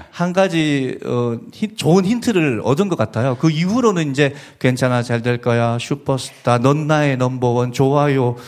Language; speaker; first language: Korean; native; Korean